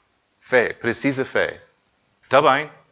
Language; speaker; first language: Portuguese; non-native, learner; English